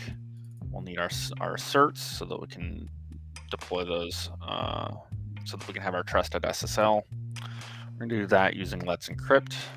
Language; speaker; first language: English; native; English